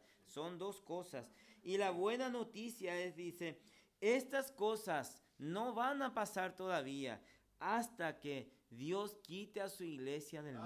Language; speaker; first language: Spanish; native; Spanish